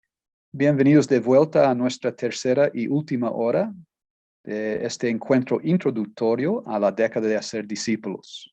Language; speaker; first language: Spanish; non-native, fluent; Portuguese